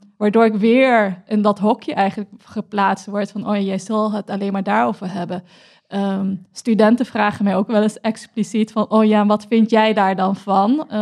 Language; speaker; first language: Dutch; early bilingual, other home language; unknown